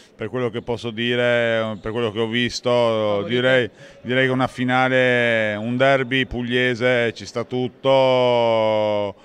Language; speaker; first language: Italian; native; Italian